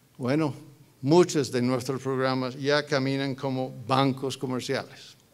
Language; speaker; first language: Spanish; non-native, fluent; English